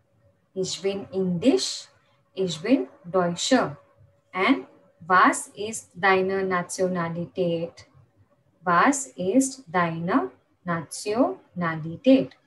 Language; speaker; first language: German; non-native, fluent; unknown